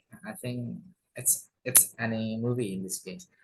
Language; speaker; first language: English; non-native, fluent; Indonesian